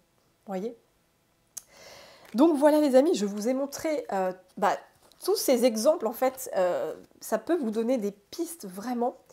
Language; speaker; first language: French; native; French